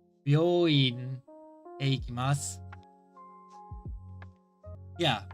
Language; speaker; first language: Japanese; non-native, learner; English